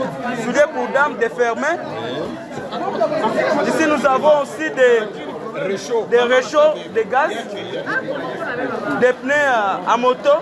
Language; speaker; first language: French; non-native, local second language; Swahili